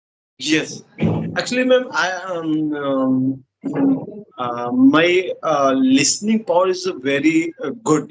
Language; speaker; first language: English; non-native, learner; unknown